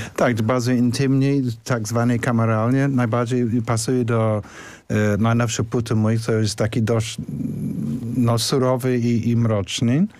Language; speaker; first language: Polish; non-native, learner; English